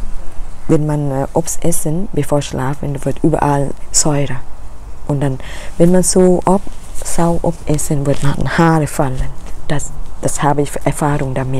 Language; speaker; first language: German; non-native, learner; Thai